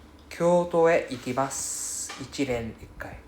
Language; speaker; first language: Japanese; non-native, fluent; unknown